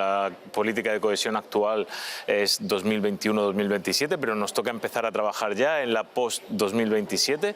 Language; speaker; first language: Spanish; native; Spanish